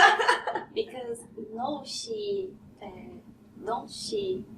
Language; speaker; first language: English; non-native, learner; Portuguese